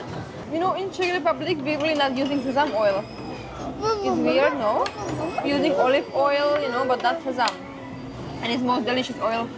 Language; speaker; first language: English; non-native, fluent; Czech